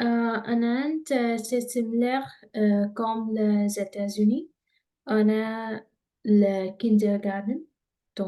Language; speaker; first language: French; non-native, learner; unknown